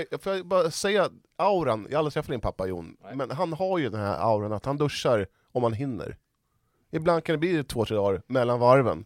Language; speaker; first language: Swedish; native; Swedish